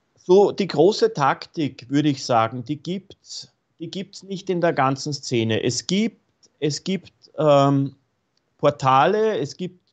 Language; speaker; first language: German; native; German